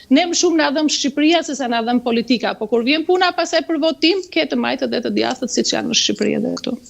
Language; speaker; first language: Albanian; native; Albanian